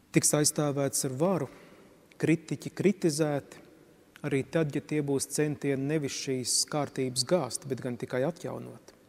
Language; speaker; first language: Latvian; native; Latvian